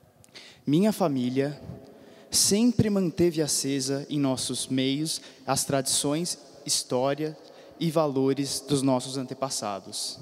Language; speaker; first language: Portuguese; native; Portuguese